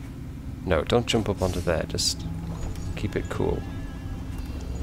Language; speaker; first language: English; native; English